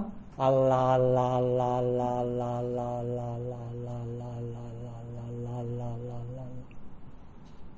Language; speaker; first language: Japanese; non-native, fluent; Bangla